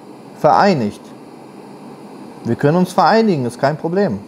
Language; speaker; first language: German; native; German